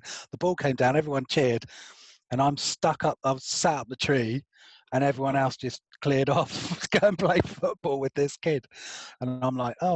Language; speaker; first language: English; native; English